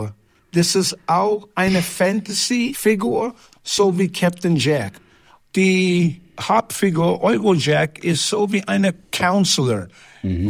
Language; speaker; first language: German; non-native, learner; English